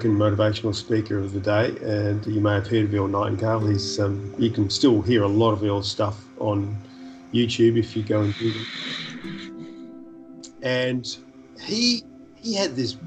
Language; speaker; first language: English; native; English